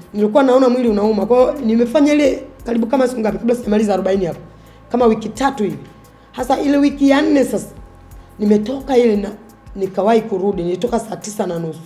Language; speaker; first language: Swahili; native; Swahili